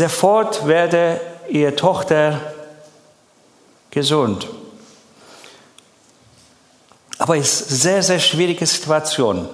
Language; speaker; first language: German; non-native, learner; Persian